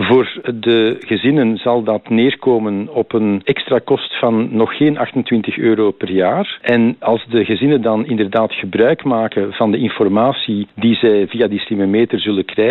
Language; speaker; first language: Dutch; native; Dutch